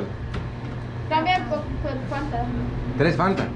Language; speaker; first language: Spanish; non-native, learner; Greek